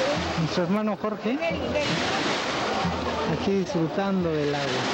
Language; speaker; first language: Spanish; native; Spanish